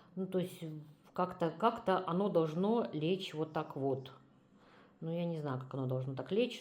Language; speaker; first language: Russian; non-native, local second language; Ukrainian